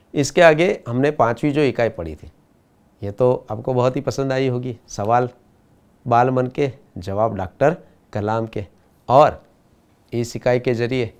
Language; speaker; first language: Hindi; non-native, local second language; Gujarati